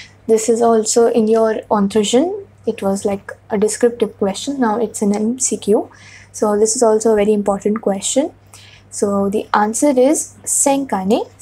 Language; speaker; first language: English; non-native, local second language; Hindi